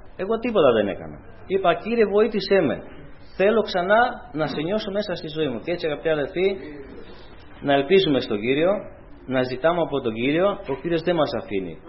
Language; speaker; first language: Greek; non-native, fluent; Romanian